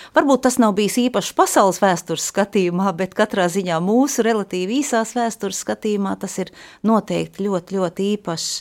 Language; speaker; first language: Latvian; native; Latvian